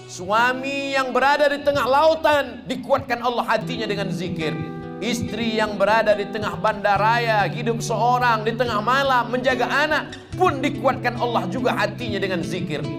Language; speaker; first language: Malay; native; Malay